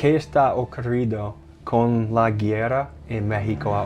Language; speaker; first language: Spanish; non-native, learner; English